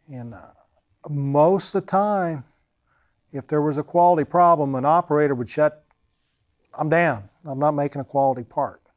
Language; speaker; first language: English; native; English